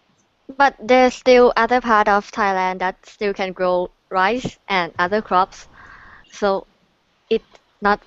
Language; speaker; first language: English; non-native, fluent; Thai